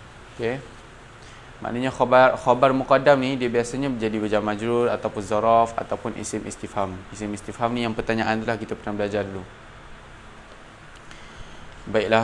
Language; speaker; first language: Malay; native; Malay